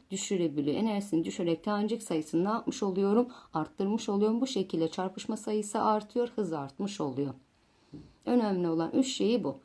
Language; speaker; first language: Turkish; native; Turkish